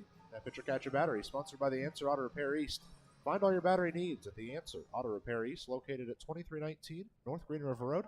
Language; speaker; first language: English; native; English